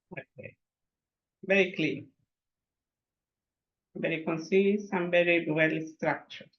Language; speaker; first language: English; non-native, fluent; Spanish